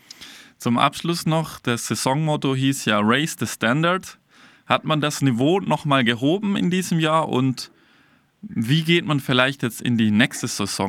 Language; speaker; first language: German; native; German